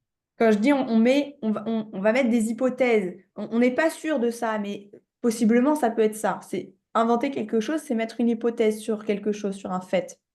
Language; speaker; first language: French; native; French